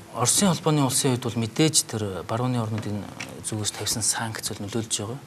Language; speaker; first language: Mongolian; native; Mongolian